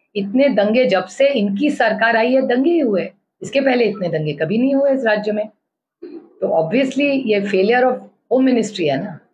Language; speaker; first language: Hindi; non-native, local second language; Marathi